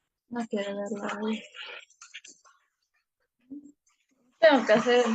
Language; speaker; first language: Spanish; native; Spanish